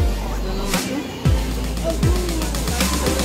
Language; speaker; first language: Korean; non-native, learner; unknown